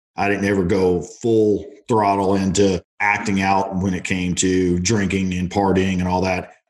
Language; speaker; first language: English; native; English